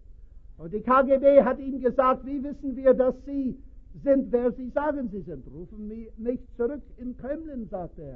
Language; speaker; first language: German; non-native, fluent; English